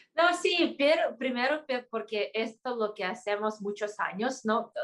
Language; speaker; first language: Spanish; non-native, fluent; Kyrgyz